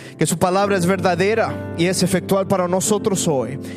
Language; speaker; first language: Spanish; early bilingual, other home language; English